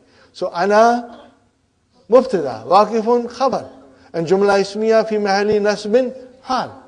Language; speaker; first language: Arabic; non-native, fluent; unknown